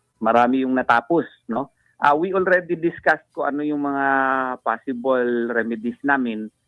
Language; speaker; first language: Filipino; non-native, local second language; Cebuano